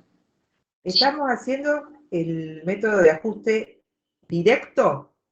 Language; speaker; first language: Spanish; native; Spanish